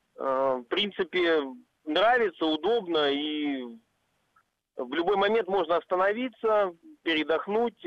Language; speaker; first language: Russian; native; Russian